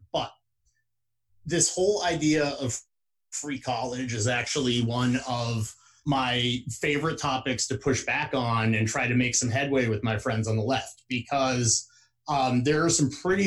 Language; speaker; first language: English; native; English